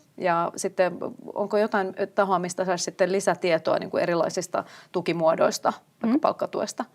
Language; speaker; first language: Finnish; native; Finnish